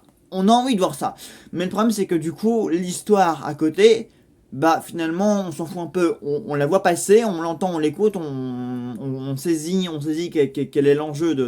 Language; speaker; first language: French; native; French